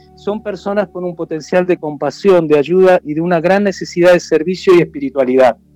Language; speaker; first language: Spanish; native; Spanish